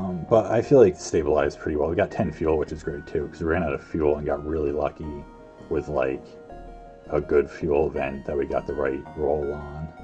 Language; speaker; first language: English; native; English